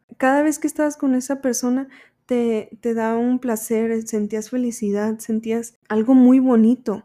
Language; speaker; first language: Spanish; early bilingual, heritage; Spanish